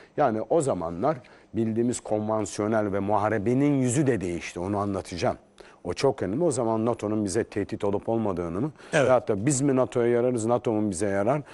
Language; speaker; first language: Turkish; native; Turkish